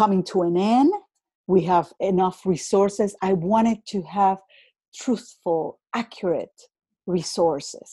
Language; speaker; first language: English; non-native, fluent; Spanish